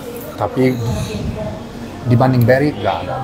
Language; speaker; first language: Indonesian; non-native, learner; English